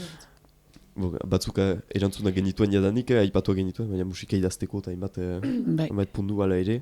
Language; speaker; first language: Basque; native; Basque